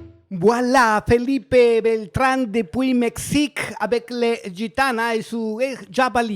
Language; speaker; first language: French; non-native, learner; Spanish